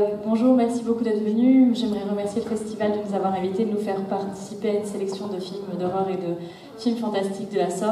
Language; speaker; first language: French; native; French